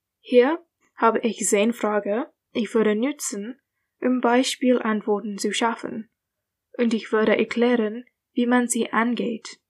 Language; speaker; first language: German; non-native, learner; English